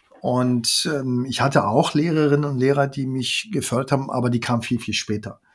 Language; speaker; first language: German; early bilingual, other home language; Arabic